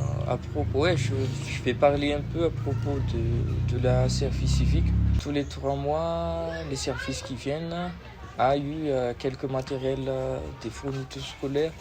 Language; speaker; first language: French; non-native, local second language; Malagasy